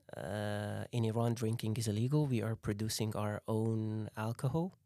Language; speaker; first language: English; non-native, fluent; Persian